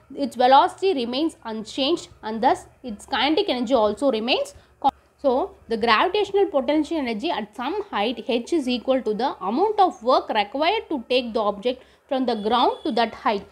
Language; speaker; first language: English; non-native, local second language; Tamil